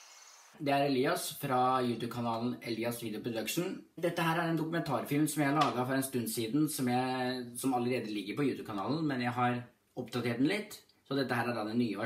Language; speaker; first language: Norwegian; native; Norwegian